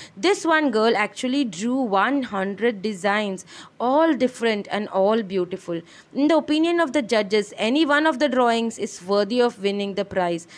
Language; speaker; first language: English; non-native, local second language; Malayalam